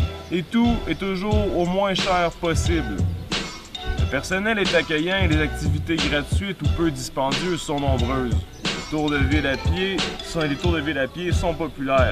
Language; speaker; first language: French; native; French